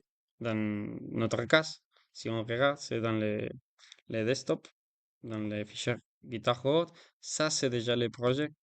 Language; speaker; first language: French; non-native, learner; Spanish